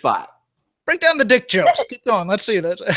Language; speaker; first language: English; native; English